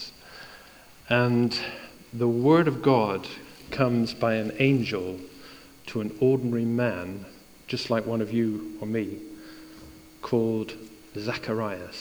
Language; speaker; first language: English; native; English